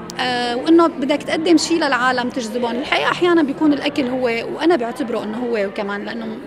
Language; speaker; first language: Arabic; native; Arabic